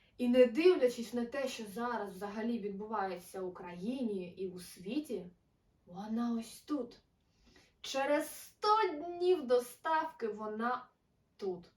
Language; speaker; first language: Ukrainian; non-native, local second language; Russian